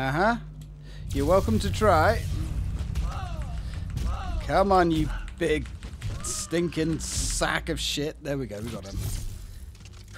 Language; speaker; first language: English; native; English